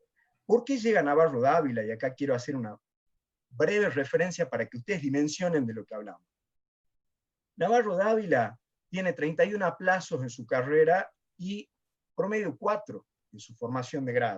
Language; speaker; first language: Spanish; native; Spanish